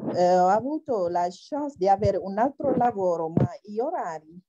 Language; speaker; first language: Italian; non-native, fluent; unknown